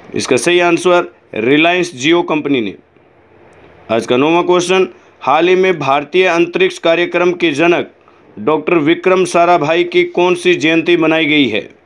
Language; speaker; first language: Hindi; native; Hindi